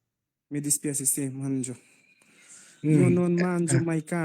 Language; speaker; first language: Italian; non-native, learner; Bangla